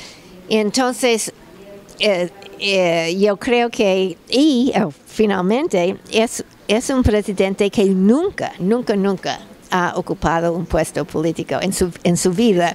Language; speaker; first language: Spanish; non-native, fluent; English